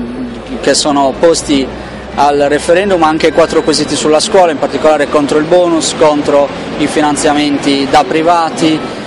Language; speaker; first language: Italian; native; Italian